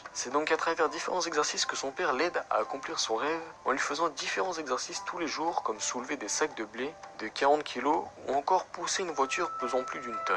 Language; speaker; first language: French; native; French